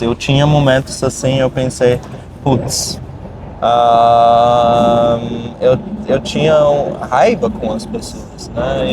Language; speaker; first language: Portuguese; non-native, fluent; German